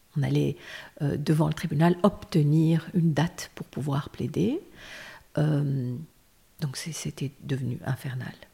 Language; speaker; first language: French; non-native, local second language; Armenian